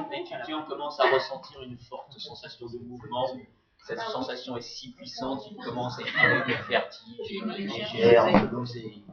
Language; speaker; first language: French; native; French